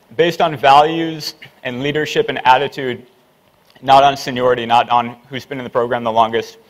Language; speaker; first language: English; native; English